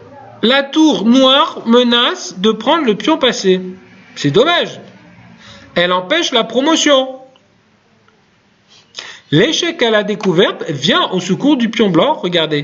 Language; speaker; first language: French; native; French